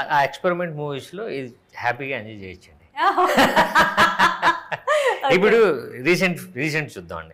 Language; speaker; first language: Telugu; native; Telugu